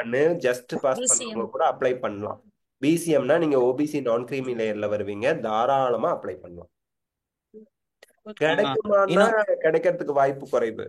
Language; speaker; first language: Tamil; native; Tamil